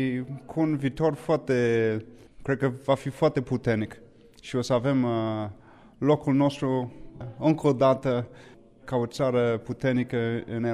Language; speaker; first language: Romanian; non-native, fluent; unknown